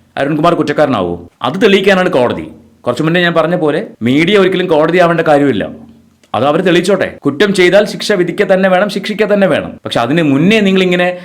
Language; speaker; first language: Malayalam; native; Malayalam